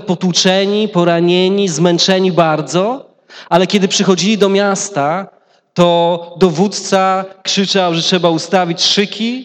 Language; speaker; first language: Polish; native; Polish